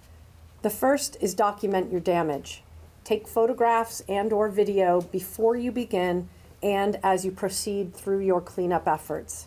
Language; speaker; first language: English; native; English